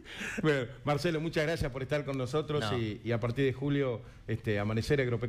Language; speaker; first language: Spanish; native; Spanish